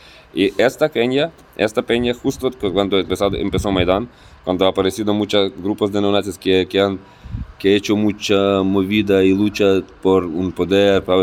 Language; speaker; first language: Spanish; non-native, fluent; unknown